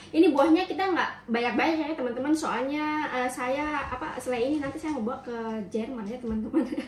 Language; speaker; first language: Indonesian; native; Indonesian